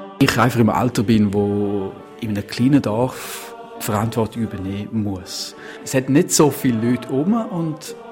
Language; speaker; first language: German; non-native, local second language; Romansh